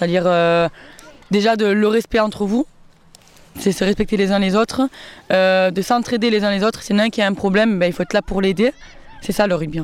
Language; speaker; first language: French; native; French